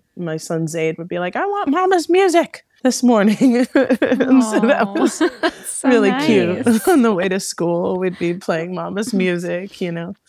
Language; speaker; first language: English; native; English